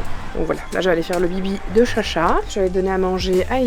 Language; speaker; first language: French; native; French